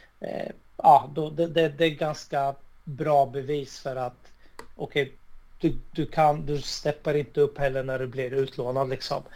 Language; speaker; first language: Swedish; early bilingual, other home language; Arabic